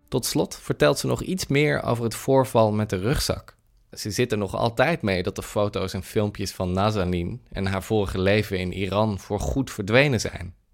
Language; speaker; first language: Dutch; native; Dutch